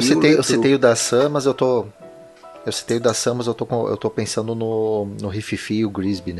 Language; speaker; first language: Portuguese; native; Portuguese